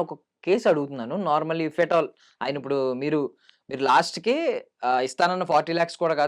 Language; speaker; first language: Telugu; native; Telugu